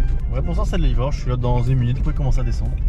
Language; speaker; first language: French; native; French